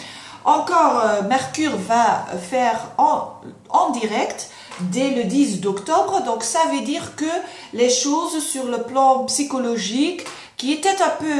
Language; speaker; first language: French; non-native, fluent; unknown